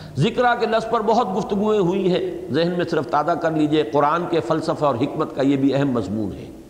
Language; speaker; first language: Urdu; native; Urdu